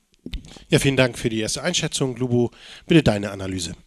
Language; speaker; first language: German; native; German